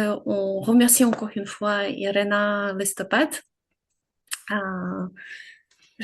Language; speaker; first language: French; non-native, fluent; Ukrainian